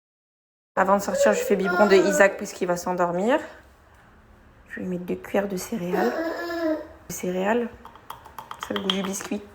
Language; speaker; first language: French; native; French